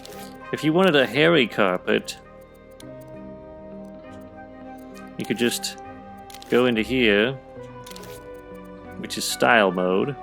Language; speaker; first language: English; native; English